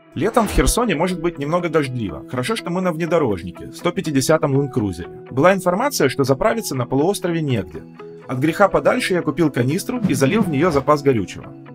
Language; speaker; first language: Russian; native; Russian